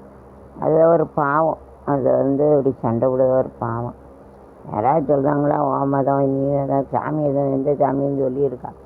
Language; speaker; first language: Tamil; native; Tamil